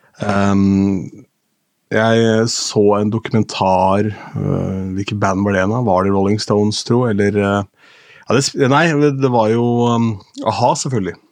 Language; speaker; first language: Norwegian; native; Norwegian